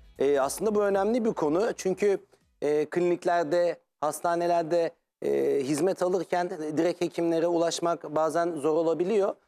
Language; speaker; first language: Turkish; native; Turkish